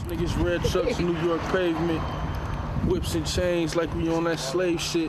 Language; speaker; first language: English; native; English